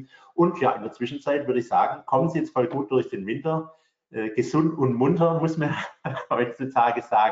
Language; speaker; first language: German; native; German